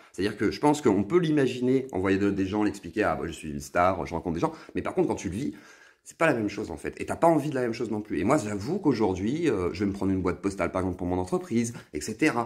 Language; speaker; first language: French; native; French